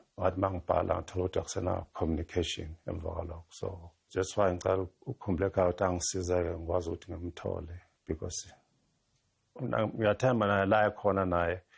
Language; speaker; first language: Zulu; native; Zulu